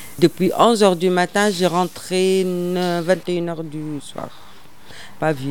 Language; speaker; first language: French; non-native, local second language; Arabic